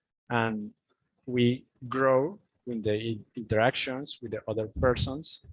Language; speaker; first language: English; non-native, learner; Spanish